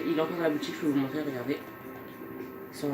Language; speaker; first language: French; native; French